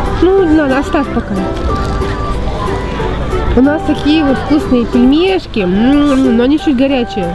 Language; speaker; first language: Russian; native; Russian